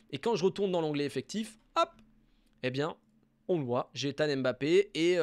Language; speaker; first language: French; native; French